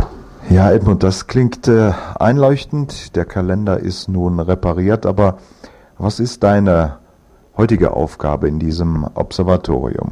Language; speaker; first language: German; native; German